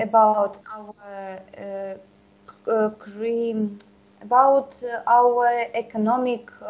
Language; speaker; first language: English; non-native, learner; Russian